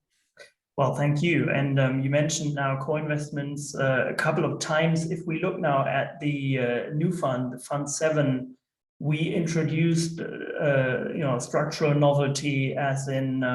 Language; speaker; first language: English; non-native, fluent; German